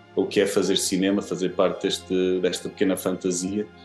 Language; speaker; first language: Portuguese; native; Portuguese